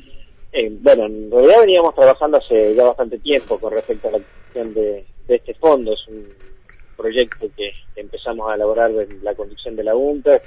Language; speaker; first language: Spanish; native; Spanish